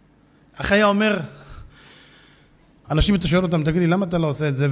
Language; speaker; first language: Hebrew; native; Hebrew